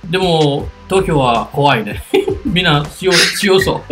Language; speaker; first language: Japanese; non-native, learner; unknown